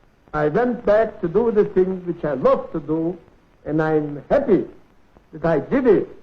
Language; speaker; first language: English; non-native, fluent; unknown